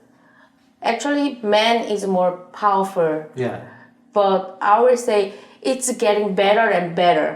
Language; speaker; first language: English; non-native, learner; Korean